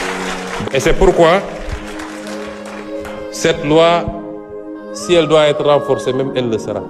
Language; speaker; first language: French; non-native, local second language; Wolof